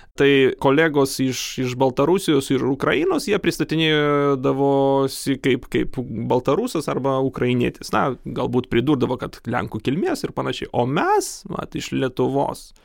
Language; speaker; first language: Lithuanian; non-native, local second language; Polish